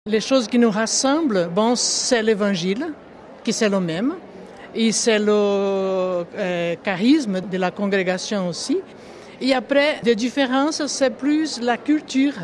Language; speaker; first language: French; non-native, local second language; Portuguese